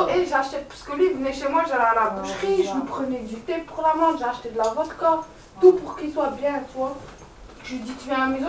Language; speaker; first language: French; native; French